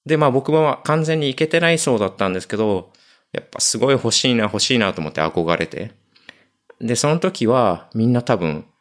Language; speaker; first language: Japanese; native; Japanese